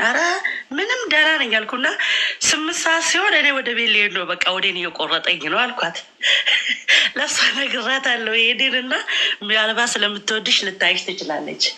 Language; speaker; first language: Amharic; native; Amharic